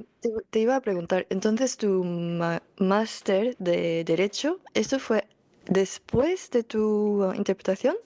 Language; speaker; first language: Spanish; non-native, fluent; Korean